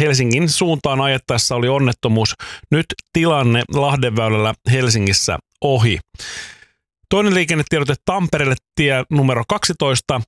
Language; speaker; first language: Finnish; native; Finnish